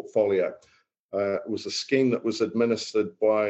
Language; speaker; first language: English; native; English